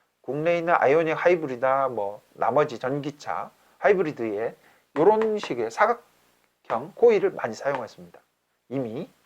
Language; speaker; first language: Korean; native; Korean